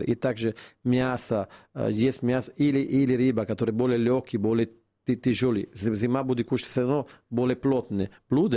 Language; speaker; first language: Russian; non-native, fluent; Italian